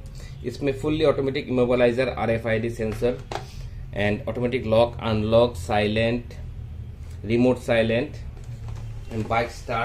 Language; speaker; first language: Hindi; non-native, learner; Bangla